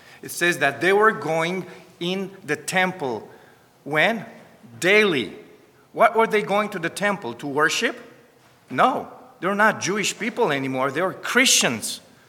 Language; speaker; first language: English; non-native, fluent; Romanian